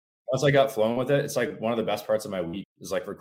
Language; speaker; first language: English; native; English